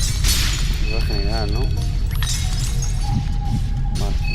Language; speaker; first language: Spanish; native; Spanish